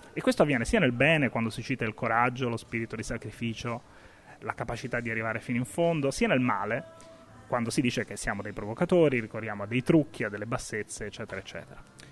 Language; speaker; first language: Italian; native; Italian